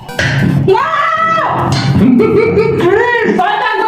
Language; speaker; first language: Spanish; native; Spanish